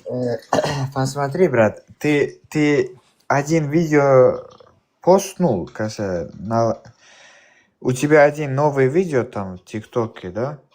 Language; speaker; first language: Russian; non-native, fluent; Uzbek